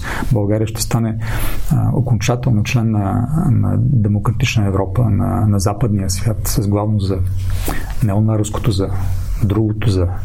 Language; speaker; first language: Bulgarian; native; Bulgarian